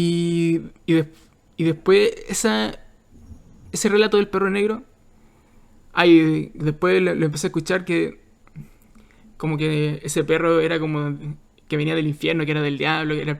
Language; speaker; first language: Spanish; native; Spanish